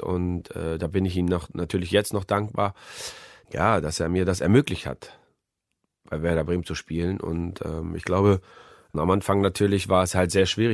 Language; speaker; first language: German; early bilingual, other home language; Croatian